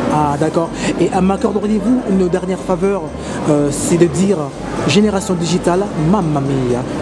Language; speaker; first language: French; native; French